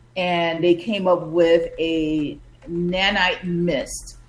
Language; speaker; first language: English; native; English